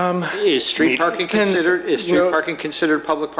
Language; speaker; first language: English; native; English